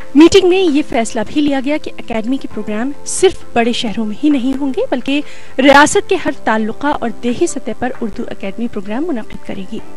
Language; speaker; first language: Urdu; native; Urdu